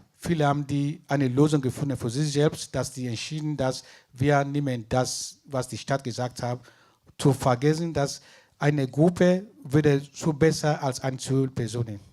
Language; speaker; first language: German; non-native, fluent; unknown